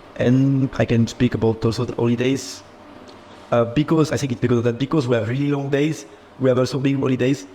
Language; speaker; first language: English; non-native, fluent; French